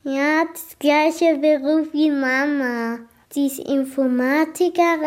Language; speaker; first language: German; early bilingual, other home language; Arabic